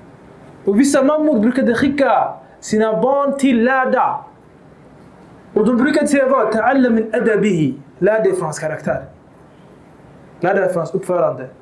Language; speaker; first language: Swedish; early bilingual, other home language; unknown